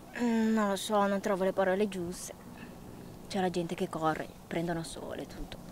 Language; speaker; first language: Italian; non-native, fluent; Portuguese